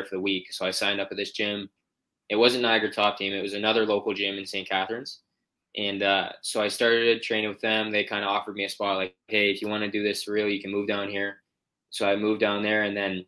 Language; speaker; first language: English; native; English